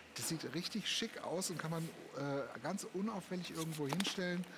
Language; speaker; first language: German; native; German